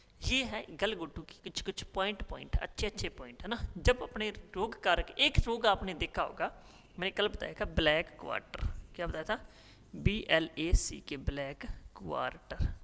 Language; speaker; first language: Hindi; non-native, local second language; Punjabi